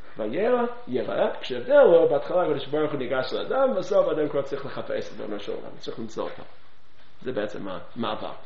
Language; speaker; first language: Hebrew; non-native, fluent; English